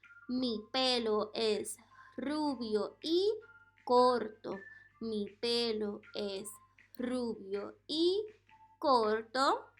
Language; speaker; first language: Spanish; non-native, fluent; English